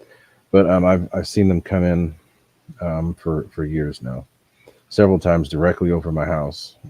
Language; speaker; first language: English; native; English